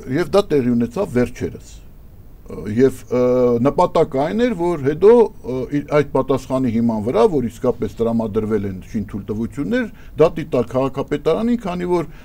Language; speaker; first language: Armenian; native; Armenian